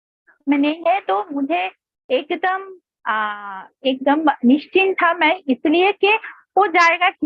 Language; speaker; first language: Hindi; non-native, local second language; Bangla